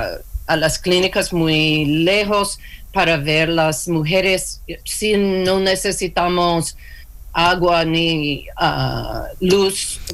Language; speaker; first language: Spanish; non-native, learner; English